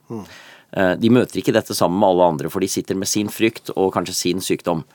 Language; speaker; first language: Norwegian; native; Norwegian